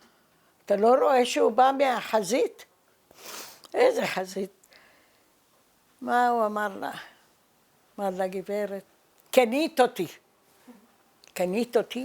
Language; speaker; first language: Hebrew; early bilingual, other home language; Arabic